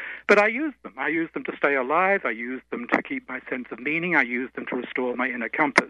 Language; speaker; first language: English; native; English